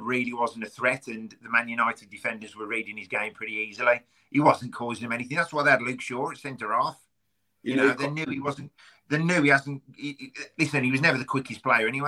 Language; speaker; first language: English; native; English